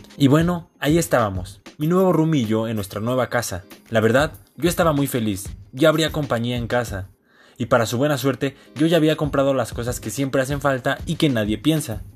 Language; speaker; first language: Spanish; native; Spanish